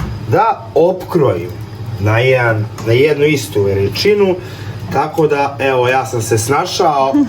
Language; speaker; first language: Croatian; native; Croatian